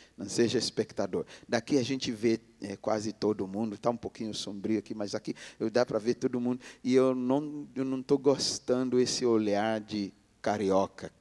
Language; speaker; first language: Portuguese; non-native, fluent; English